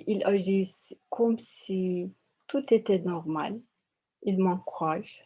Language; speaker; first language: French; non-native, learner; Turkish